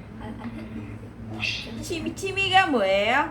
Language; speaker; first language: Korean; non-native, learner; Vietnamese